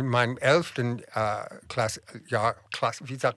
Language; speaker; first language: German; non-native, fluent; English